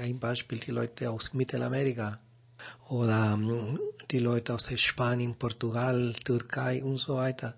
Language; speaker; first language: German; non-native, learner; Spanish